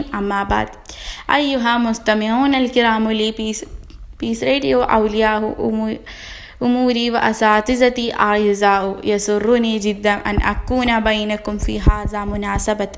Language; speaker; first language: Arabic; non-native, learner; Malayalam